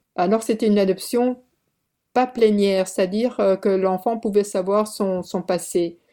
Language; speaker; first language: French; early bilingual, other home language; Korean